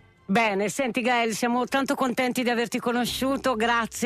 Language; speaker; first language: Italian; native; Italian